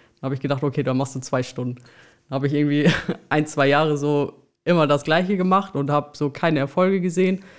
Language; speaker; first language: German; native; German